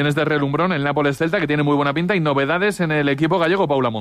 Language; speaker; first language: Spanish; native; Spanish